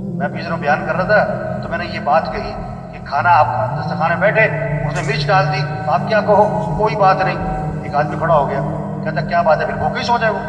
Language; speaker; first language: Urdu; non-native, local second language; Pashto